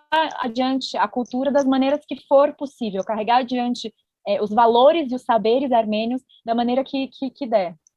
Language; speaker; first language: Portuguese; native; Portuguese